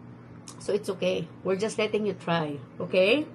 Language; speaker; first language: English; non-native, local second language; Filipino